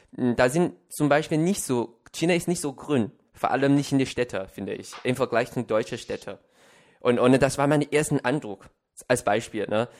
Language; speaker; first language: German; non-native, fluent; Chinese